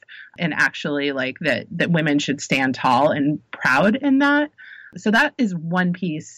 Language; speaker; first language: English; native; English